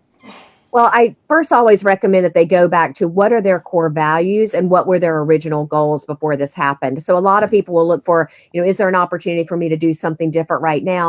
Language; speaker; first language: English; native; English